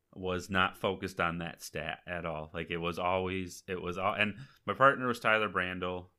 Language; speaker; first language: English; native; English